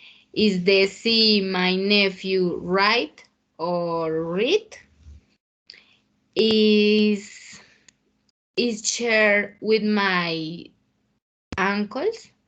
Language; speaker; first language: English; non-native, learner; Spanish